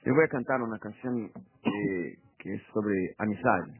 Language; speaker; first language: Spanish; non-native, fluent; Portuguese